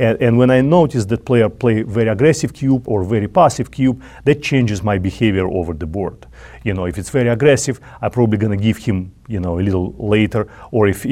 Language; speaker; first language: English; non-native, fluent; Russian